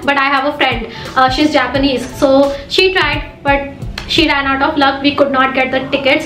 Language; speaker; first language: English; non-native, local second language; Hindi